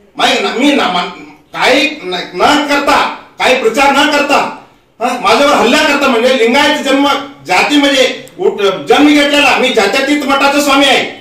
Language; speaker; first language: Marathi; non-native, local second language; Kannada